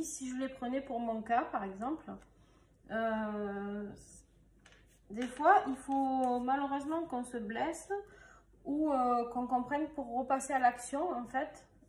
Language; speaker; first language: French; native; French